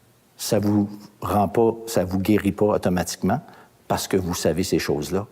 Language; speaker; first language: French; native; French